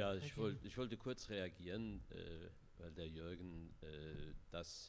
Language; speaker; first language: German; non-native, local second language; Luxembourgish